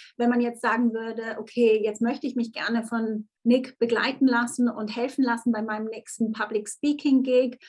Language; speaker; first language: German; native; German